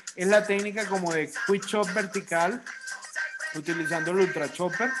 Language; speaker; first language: Spanish; native; Spanish